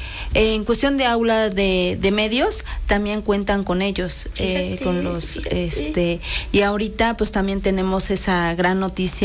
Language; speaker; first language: Spanish; native; Spanish